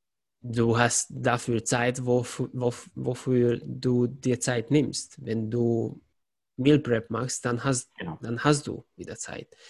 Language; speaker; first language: German; non-native, fluent; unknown